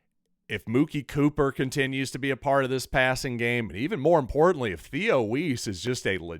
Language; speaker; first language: English; native; English